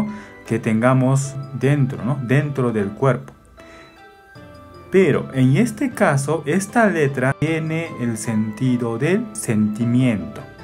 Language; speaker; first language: Spanish; non-native, fluent; Japanese